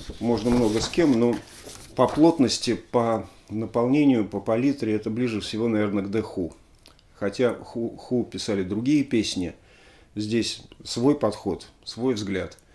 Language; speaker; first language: Russian; native; Russian